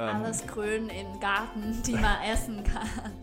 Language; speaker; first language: German; non-native, fluent; Chinese